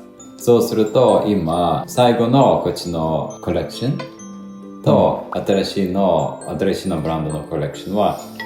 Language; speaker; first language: Japanese; non-native, fluent; Lithuanian